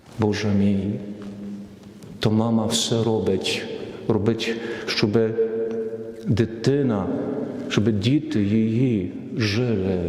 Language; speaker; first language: Polish; non-native, learner; Ukrainian